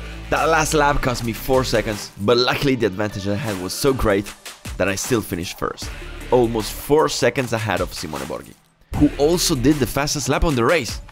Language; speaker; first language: English; non-native, fluent; Italian